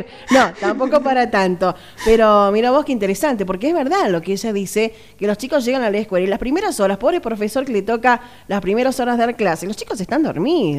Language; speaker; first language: Spanish; native; Spanish